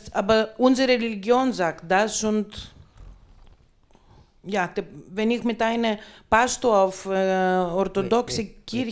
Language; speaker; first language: German; non-native, learner; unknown